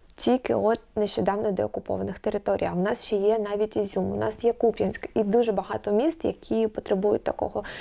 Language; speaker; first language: Ukrainian; non-native, local second language; Russian